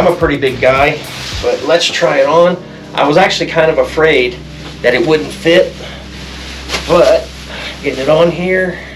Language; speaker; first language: English; native; English